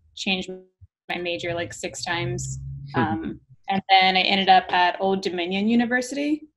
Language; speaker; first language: English; native; English